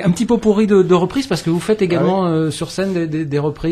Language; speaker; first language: French; native; French